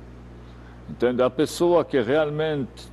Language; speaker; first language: Portuguese; non-native, fluent; French